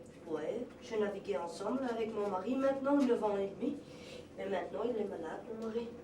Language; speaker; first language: French; non-native, learner; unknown